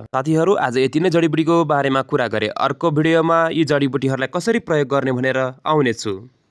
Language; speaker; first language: Nepali; native; Nepali